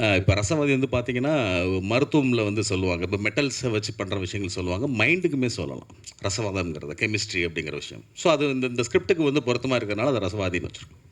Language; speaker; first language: Tamil; native; Tamil